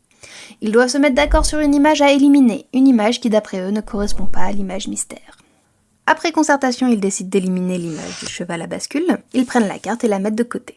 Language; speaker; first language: French; native; French